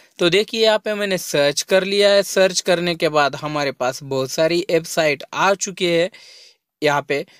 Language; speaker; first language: Hindi; non-native, local second language; Marathi